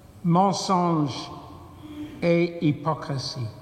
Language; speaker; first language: French; non-native, fluent; English